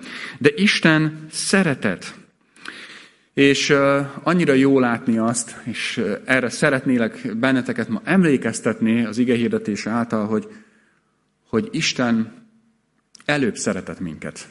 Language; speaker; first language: Hungarian; native; Hungarian